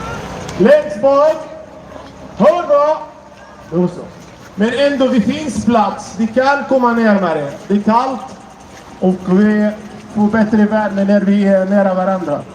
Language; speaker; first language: Swedish; non-native, fluent; Arabic